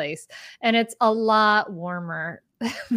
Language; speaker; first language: English; native; English